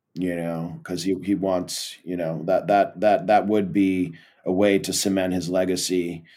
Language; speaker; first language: English; early bilingual, other home language; Portuguese